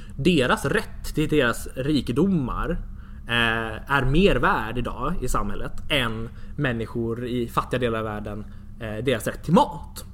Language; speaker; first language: Swedish; native; Swedish